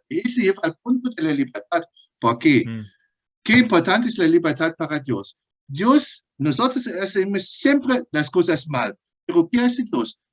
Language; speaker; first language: Spanish; non-native, fluent; German